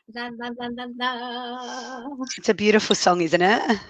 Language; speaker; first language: English; early bilingual, other home language; Arabic